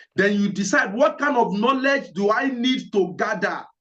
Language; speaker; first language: English; non-native, local second language; Yoruba